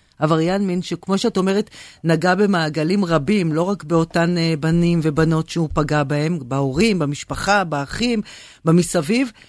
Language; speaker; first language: Hebrew; native; Hebrew